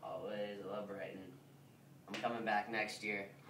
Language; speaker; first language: English; native; English